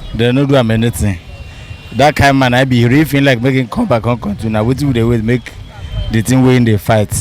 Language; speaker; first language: Nigerian Pidgin; non-native, local second language; Igbo